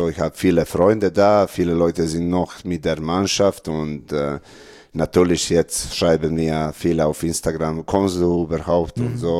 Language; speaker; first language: German; non-native, learner; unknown